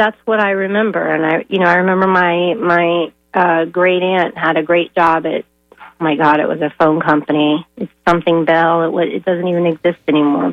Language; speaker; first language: English; native; English